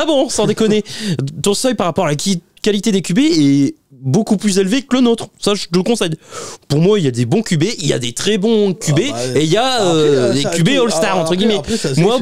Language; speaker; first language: French; native; French